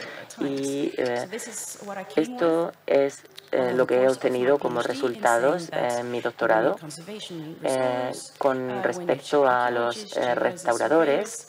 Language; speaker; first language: Spanish; non-native, fluent; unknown